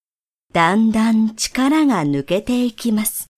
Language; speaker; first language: Japanese; native; Japanese